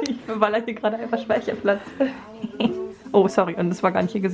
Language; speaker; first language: German; native; German